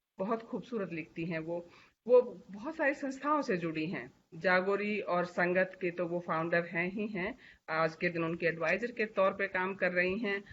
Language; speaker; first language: Hindi; native; Hindi